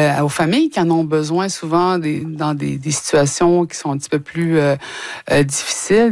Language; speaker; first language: French; native; French